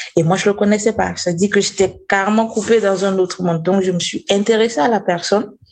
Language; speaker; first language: French; non-native, local second language; Mossi